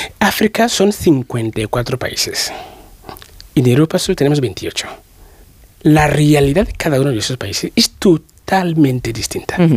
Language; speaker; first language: Spanish; non-native, fluent; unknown